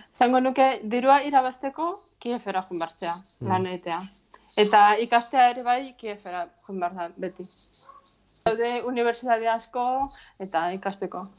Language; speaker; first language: Basque; non-native, fluent; Ukrainian